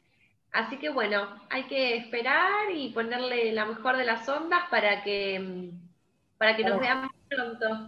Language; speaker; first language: Spanish; native; Spanish